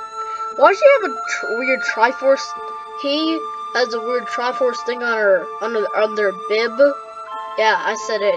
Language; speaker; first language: English; native; English